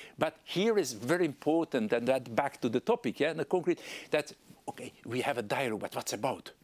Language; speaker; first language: English; non-native, fluent; Hungarian